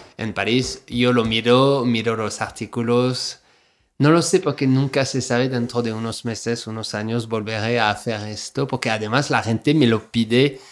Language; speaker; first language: Spanish; non-native, fluent; French